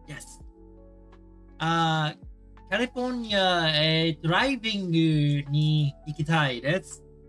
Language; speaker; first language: Japanese; non-native, learner; English